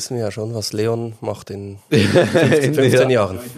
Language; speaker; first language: German; native; German